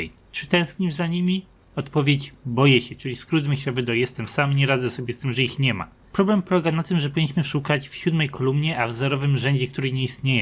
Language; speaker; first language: Polish; native; Polish